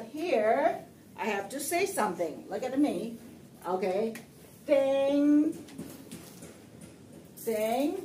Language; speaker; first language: English; non-native, fluent; Chinese